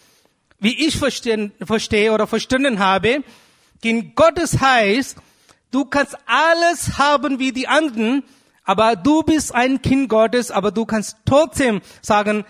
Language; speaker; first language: German; non-native, fluent; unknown